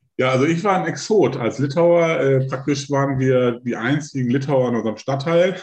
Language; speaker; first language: German; early bilingual, other home language; Lithuanian